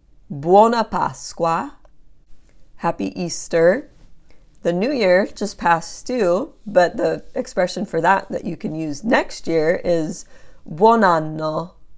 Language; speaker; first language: English; native; English